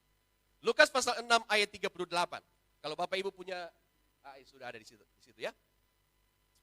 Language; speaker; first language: Indonesian; native; Indonesian